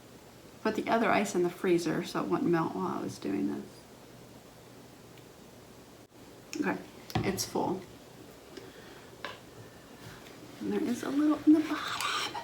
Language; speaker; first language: English; native; English